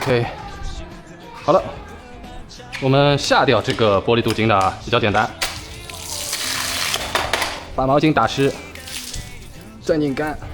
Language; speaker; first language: Chinese; native; Chinese